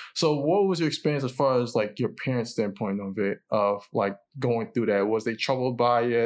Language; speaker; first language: English; native; English